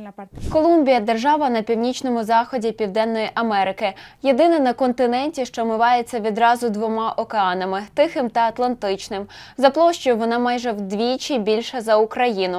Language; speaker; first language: Ukrainian; native; Ukrainian